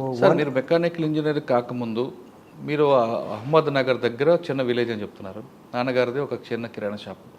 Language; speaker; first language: Telugu; native; Telugu